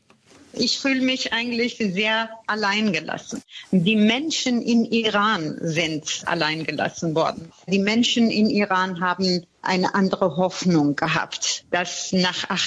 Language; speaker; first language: German; non-native, fluent; Persian